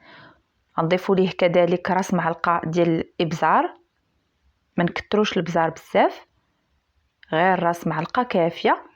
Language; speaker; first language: Arabic; native; Arabic